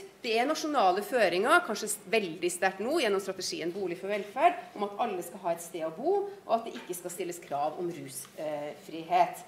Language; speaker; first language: Norwegian; native; Norwegian